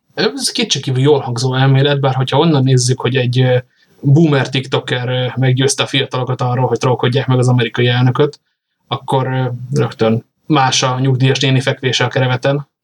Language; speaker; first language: Hungarian; native; Hungarian